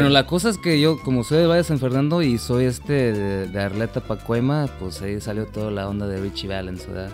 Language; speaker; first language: Spanish; early bilingual, heritage; Spanish